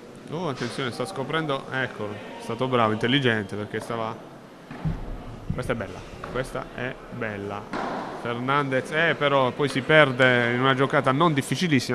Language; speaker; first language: Italian; native; Italian